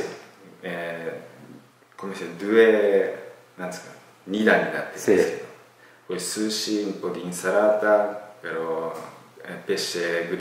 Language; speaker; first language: Italian; non-native, learner; Japanese